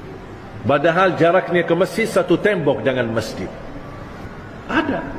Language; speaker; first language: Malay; non-native, fluent; Arabic